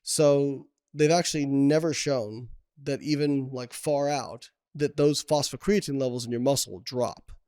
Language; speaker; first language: English; native; English